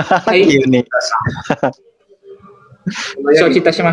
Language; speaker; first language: Japanese; non-native, learner; Indonesian